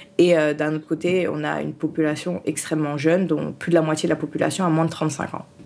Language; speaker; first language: French; early bilingual, other home language; Haitian Creole